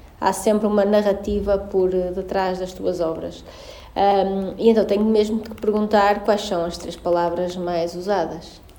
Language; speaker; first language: Portuguese; native; Portuguese